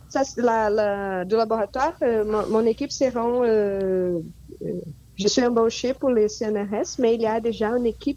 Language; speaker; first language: French; non-native, fluent; Portuguese